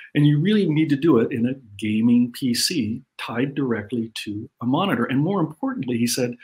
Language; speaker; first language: English; native; English